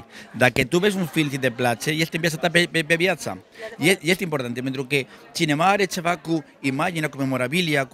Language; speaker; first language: Romanian; non-native, learner; Spanish